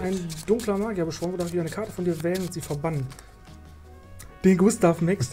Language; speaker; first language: German; native; German